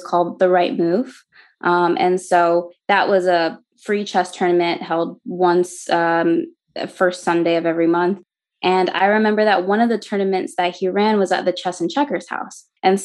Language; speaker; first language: English; native; English